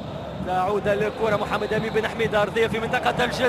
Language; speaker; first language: Arabic; native; Arabic